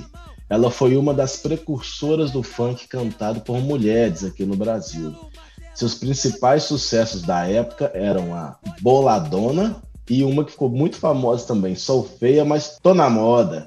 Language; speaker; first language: Portuguese; native; Portuguese